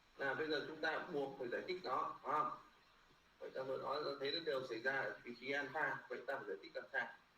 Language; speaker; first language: Vietnamese; native; Vietnamese